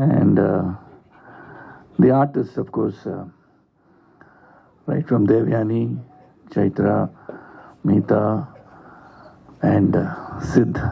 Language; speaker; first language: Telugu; non-native, learner; Tamil